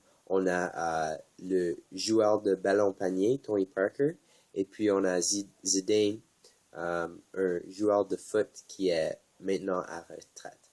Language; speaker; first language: French; non-native, learner; English